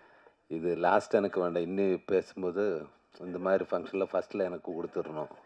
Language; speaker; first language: Tamil; non-native, learner; Malayalam